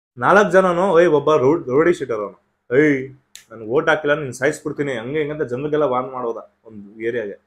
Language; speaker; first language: Kannada; non-native, local second language; Telugu